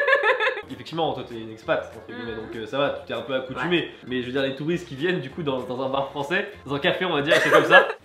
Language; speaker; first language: French; native; French